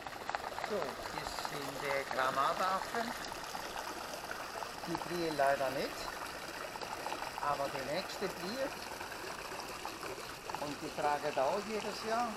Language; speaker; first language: German; non-native, learner; Italian